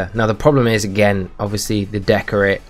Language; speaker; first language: English; native; English